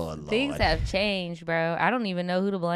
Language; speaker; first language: English; native; English